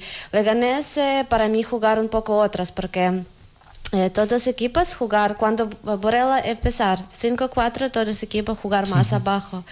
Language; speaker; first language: Spanish; non-native, learner; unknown